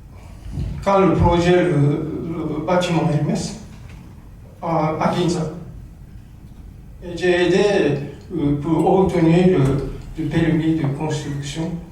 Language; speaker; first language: French; non-native, learner; Japanese